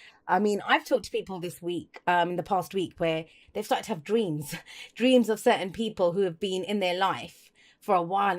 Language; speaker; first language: English; native; English